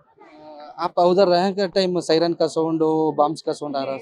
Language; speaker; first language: Hindi; non-native, local second language; Kannada